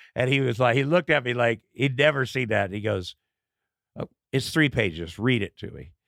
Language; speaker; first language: English; native; English